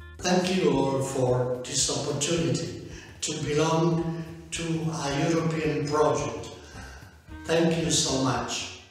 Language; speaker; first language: English; non-native, learner; Italian